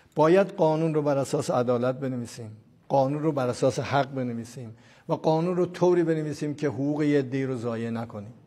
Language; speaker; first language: Persian; non-native, local second language; Azerbaijani